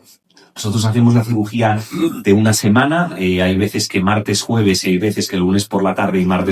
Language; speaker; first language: Spanish; native; Spanish